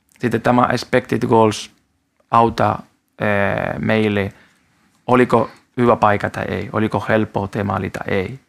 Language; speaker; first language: Finnish; non-native, learner; Spanish